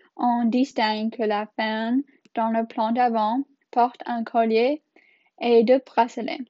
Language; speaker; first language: French; non-native, learner; English